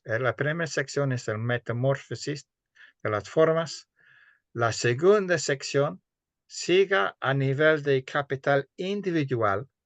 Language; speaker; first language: Spanish; non-native, fluent; English